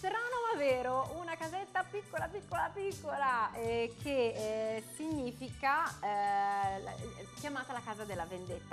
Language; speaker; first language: Italian; native; Italian